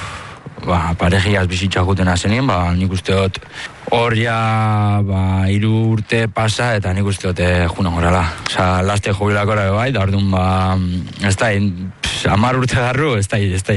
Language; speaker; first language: Basque; native; Basque